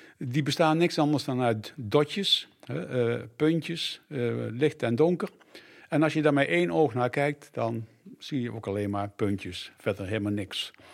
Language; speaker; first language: Dutch; native; Dutch